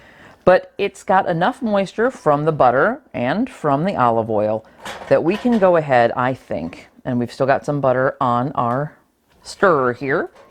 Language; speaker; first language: English; native; English